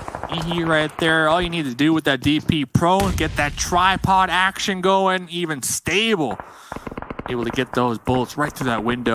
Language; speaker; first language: English; native; English